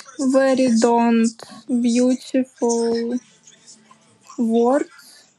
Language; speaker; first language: English; non-native, learner; Russian